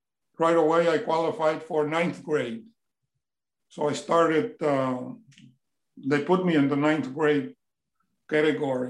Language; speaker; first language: English; non-native, fluent; Spanish